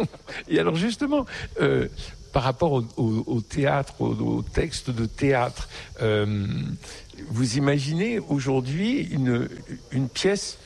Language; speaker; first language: French; native; French